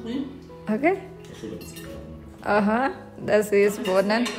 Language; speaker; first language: English; non-native, learner; Indonesian